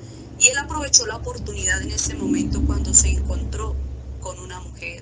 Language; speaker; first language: Spanish; native; Spanish